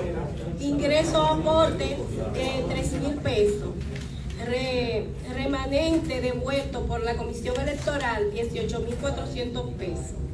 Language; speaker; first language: Spanish; native; Spanish